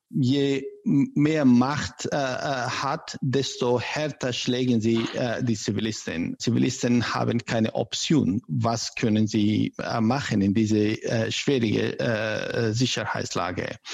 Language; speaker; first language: German; non-native, learner; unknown